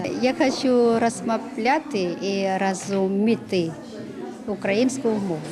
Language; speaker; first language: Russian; non-native, learner; Vietnamese